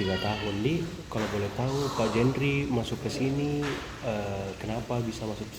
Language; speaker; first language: Indonesian; native; Indonesian